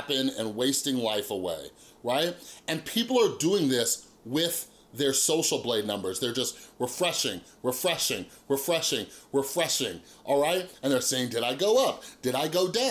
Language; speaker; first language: English; native; English